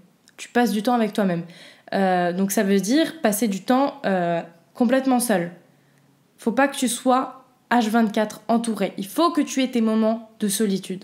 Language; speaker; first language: French; native; French